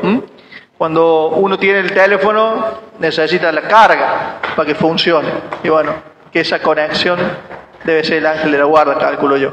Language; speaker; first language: Spanish; native; Spanish